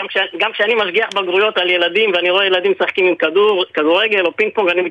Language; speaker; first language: Hebrew; early bilingual, other home language; Arabic